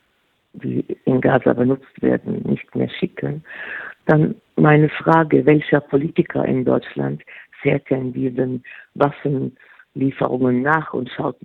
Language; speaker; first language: German; non-native, fluent; Arabic